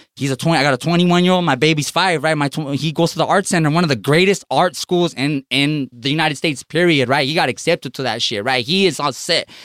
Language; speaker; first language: English; native; English